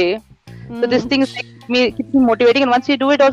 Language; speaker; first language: English; non-native, local second language; Tamil